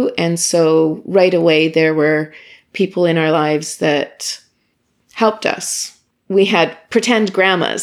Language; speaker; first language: English; native; English